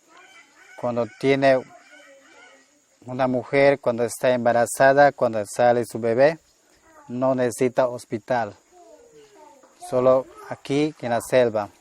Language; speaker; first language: Spanish; non-native, local second language; Shipibo-Conibo